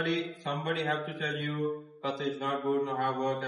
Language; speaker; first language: English; non-native, learner; Urdu